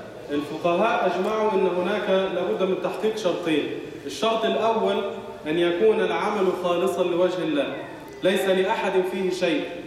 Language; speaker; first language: Arabic; native; Arabic